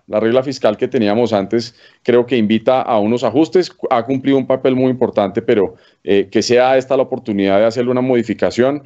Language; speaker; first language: Spanish; native; Spanish